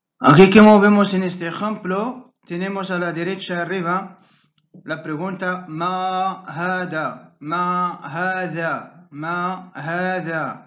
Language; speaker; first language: Spanish; non-native, fluent; Arabic